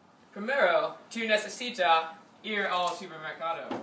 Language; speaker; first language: Spanish; non-native, learner; English